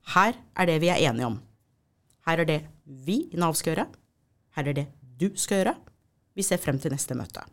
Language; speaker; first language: Norwegian; non-native, fluent; English